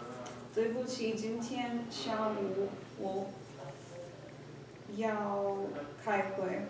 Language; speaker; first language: Chinese; non-native, learner; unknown